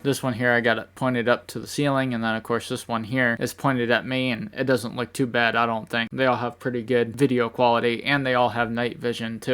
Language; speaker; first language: English; native; English